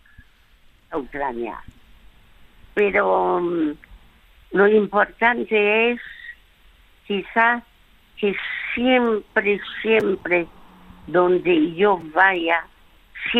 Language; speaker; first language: Spanish; early bilingual, other home language; French